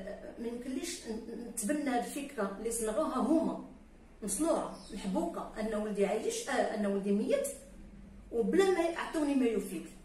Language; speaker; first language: Arabic; native; Arabic